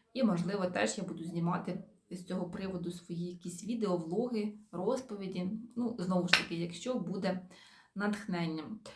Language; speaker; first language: Ukrainian; non-native, local second language; Russian